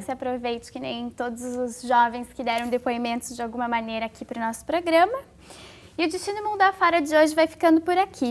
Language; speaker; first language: Portuguese; native; Portuguese